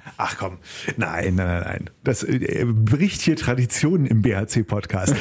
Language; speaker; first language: German; native; German